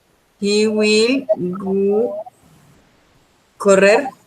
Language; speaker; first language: English; non-native, learner; Spanish